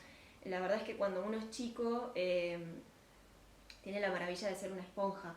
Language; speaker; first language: Spanish; early bilingual, other home language; Ukrainian